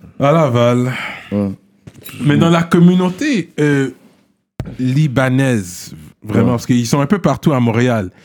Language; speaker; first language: French; native; French